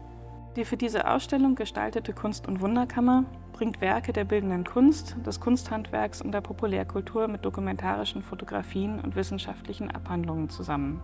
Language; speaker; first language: German; native; German